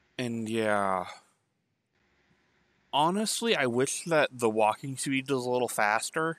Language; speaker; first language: English; native; English